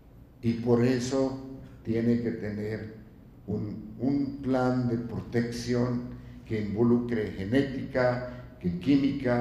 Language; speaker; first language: Spanish; non-native, fluent; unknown